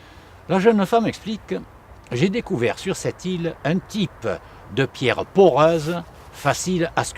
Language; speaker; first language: French; native; French